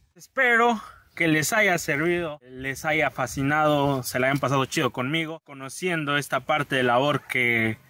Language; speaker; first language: Spanish; non-native, local second language; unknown